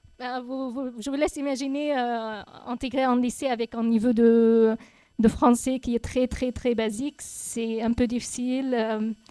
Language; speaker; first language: French; non-native, fluent; Arabic